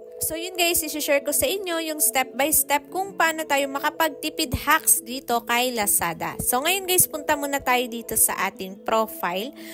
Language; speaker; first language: Filipino; non-native, local second language; Cebuano